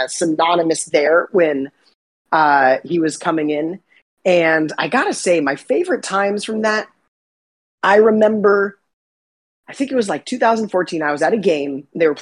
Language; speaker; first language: English; native; English